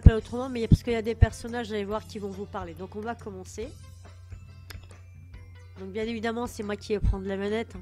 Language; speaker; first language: French; native; French